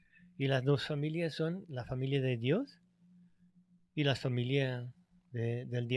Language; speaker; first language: Spanish; non-native, fluent; English